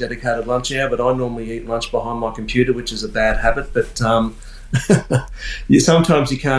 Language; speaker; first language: English; native; English